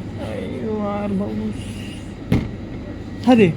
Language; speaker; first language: Arabic; non-native, learner; Filipino